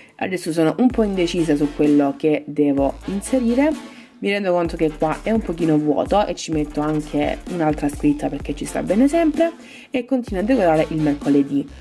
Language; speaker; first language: Italian; native; Italian